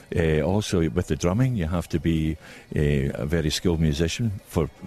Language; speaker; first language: English; native; English